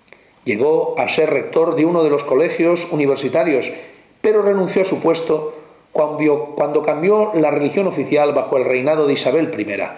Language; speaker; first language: Spanish; native; Spanish